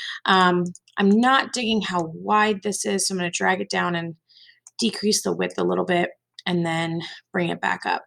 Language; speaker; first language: English; native; English